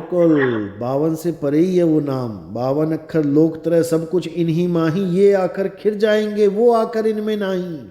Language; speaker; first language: Hindi; native; Hindi